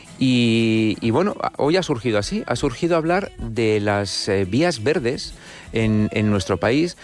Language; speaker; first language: Spanish; native; Spanish